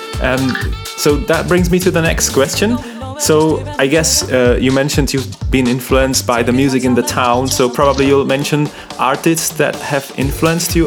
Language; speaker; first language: English; non-native, fluent; Czech